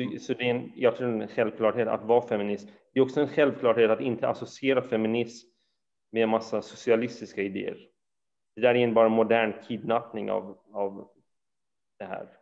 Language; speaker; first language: Swedish; early bilingual, other home language; Persian